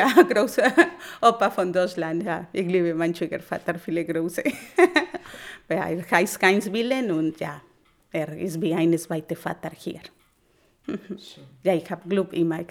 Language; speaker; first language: German; non-native, learner; Spanish